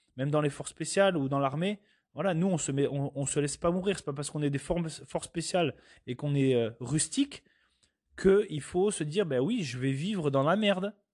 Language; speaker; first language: French; native; French